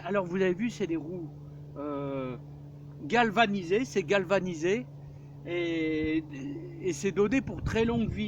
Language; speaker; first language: French; native; French